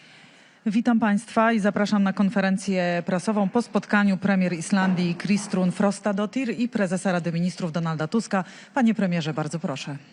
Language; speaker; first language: Polish; native; Polish